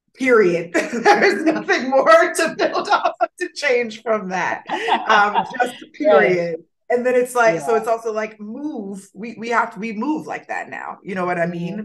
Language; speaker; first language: English; native; English